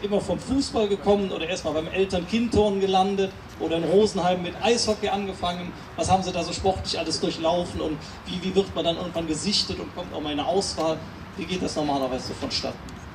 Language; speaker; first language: German; native; German